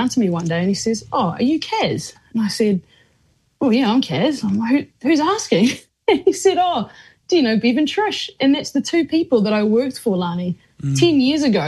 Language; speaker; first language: English; native; English